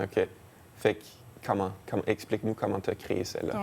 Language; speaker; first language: French; native; French